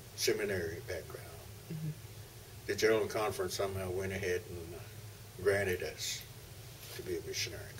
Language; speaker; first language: English; early bilingual, other home language; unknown